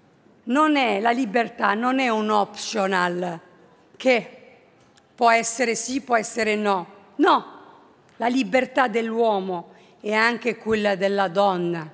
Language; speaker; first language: Italian; non-native, fluent; Arabic